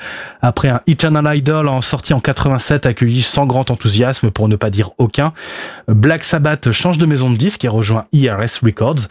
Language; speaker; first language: French; native; French